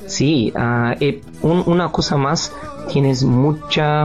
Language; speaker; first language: Spanish; non-native, learner; Portuguese